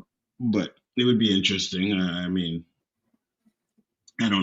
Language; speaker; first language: English; native; English